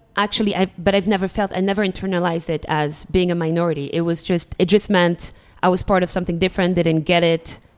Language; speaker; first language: English; early bilingual, other home language; Arabic